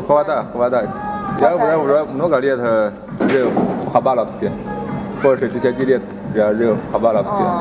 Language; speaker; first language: Russian; non-native, fluent; Chinese